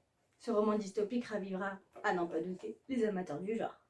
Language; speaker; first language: French; native; French